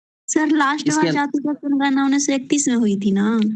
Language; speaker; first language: Hindi; native; Hindi